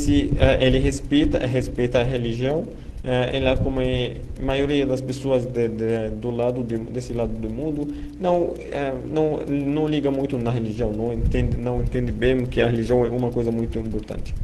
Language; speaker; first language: Portuguese; non-native, fluent; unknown